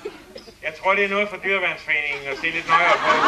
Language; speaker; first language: Danish; native; Danish